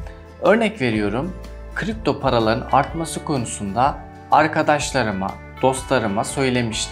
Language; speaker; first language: Turkish; native; Turkish